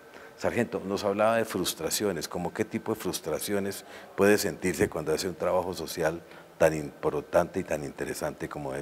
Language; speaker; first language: Spanish; native; Spanish